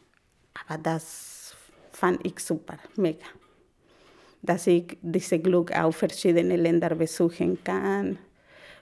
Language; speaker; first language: German; non-native, learner; Spanish